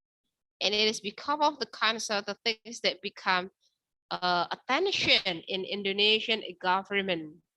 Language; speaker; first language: English; non-native, fluent; Indonesian